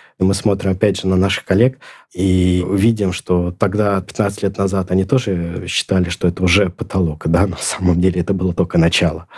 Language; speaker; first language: Russian; native; Russian